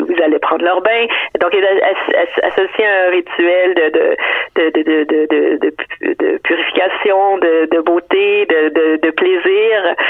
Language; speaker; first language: French; native; French